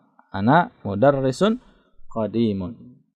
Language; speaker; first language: Arabic; non-native, fluent; Indonesian